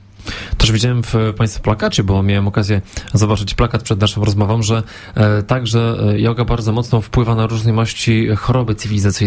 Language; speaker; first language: Polish; native; Polish